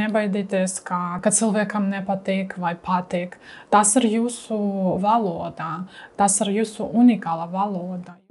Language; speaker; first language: Latvian; non-native, learner; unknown